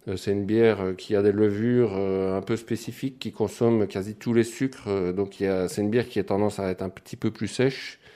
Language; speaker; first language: French; native; French